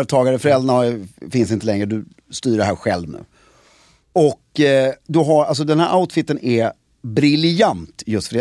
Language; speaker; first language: Swedish; native; Swedish